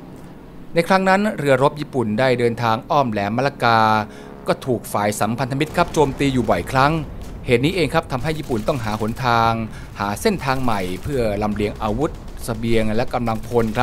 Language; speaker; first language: Thai; native; Thai